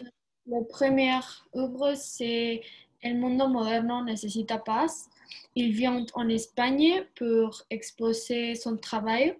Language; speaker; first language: French; non-native, learner; Spanish